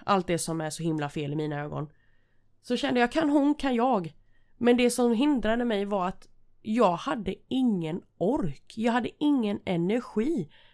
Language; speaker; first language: Swedish; native; Swedish